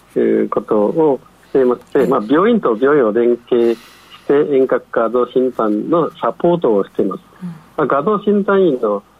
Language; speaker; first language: Japanese; non-native, fluent; Chinese